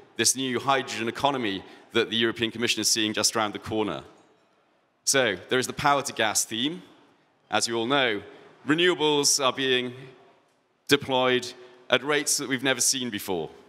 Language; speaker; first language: English; native; English